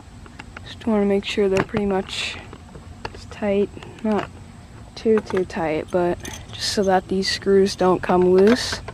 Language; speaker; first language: English; native; English